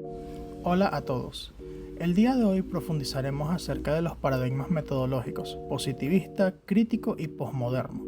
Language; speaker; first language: Spanish; native; Spanish